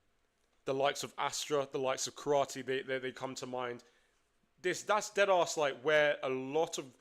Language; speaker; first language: English; native; English